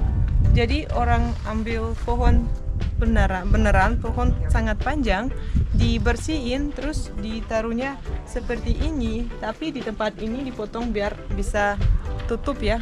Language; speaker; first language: Indonesian; non-native, fluent; Russian